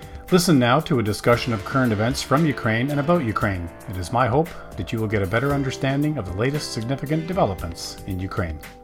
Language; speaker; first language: English; early bilingual, other home language; Ukrainian